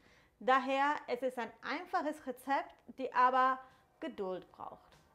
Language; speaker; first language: German; non-native, fluent; Italian